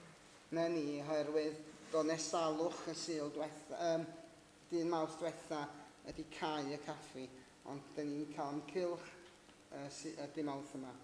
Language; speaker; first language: Welsh; native; Welsh